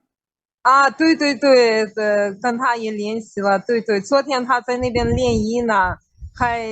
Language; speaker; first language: Chinese; non-native, fluent; Russian